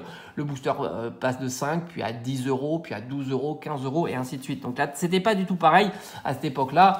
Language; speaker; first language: French; native; French